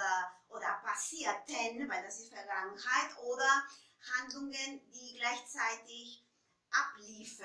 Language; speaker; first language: German; non-native, fluent; Spanish